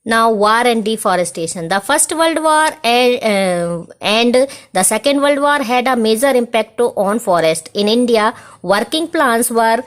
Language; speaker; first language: English; non-native, local second language; Hindi